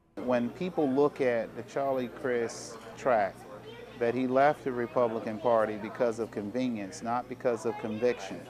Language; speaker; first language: English; native; English